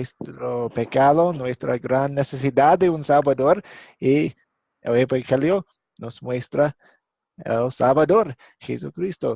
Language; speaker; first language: Spanish; non-native, fluent; English